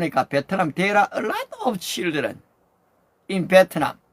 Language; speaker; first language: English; non-native, learner; Korean